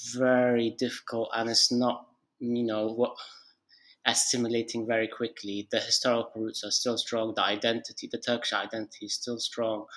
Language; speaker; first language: English; non-native, fluent; Arabic